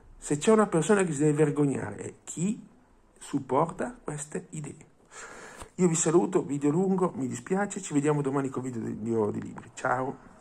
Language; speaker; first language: Italian; non-native, fluent; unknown